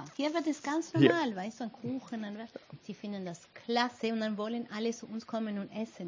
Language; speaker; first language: German; non-native, fluent; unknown